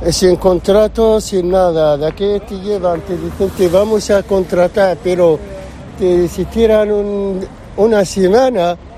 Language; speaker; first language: Spanish; non-native, learner; Arabic